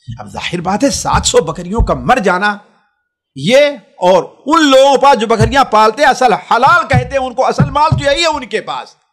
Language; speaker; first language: Hindi; native; Hindi